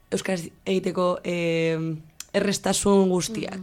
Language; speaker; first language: Basque; non-native, local second language; Spanish